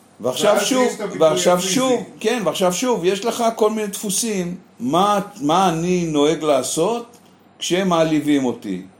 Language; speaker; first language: Hebrew; native; Hebrew